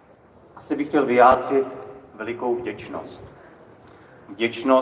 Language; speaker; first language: Czech; native; Czech